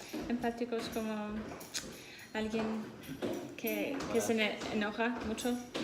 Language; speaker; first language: Spanish; non-native, fluent; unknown